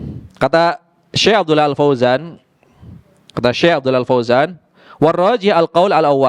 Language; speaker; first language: Indonesian; native; Indonesian